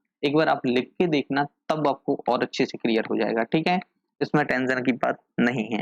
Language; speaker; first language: Hindi; native; Hindi